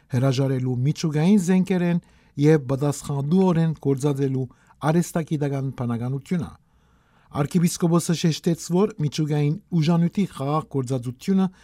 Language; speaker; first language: Armenian; early bilingual, heritage; Armenian